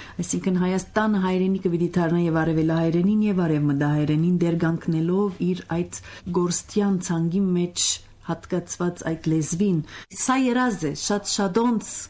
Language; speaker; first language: Armenian; early bilingual, heritage; Armenian